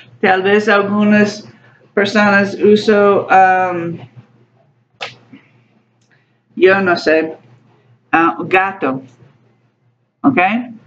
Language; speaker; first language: Spanish; non-native, learner; English